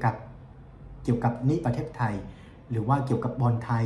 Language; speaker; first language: Thai; non-native, fluent; Vietnamese